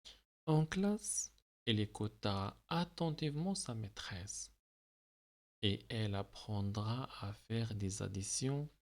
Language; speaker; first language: French; non-native, local second language; Arabic